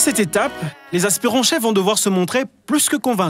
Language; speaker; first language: French; non-native, local second language; Lingala